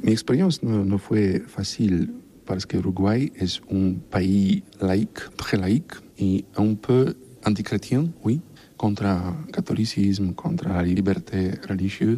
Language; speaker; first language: French; non-native, learner; Polish